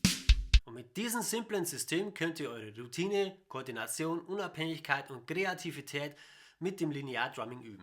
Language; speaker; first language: German; native; German